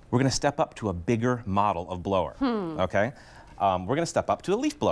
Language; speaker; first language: English; native; English